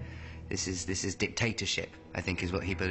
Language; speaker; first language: English; native; English